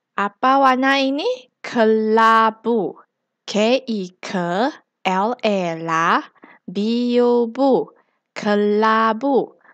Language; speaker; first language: Malay; non-native, local second language; Chinese